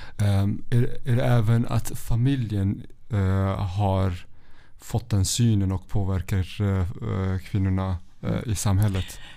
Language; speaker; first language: Swedish; early bilingual, other home language; Central Kurdish